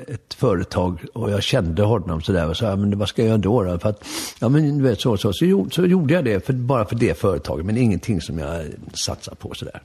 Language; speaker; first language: Swedish; native; Swedish